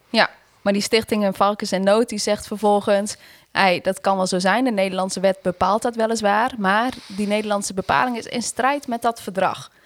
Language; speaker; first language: Dutch; native; Dutch